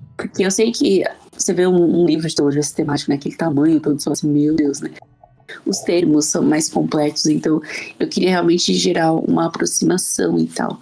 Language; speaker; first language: Portuguese; native; Portuguese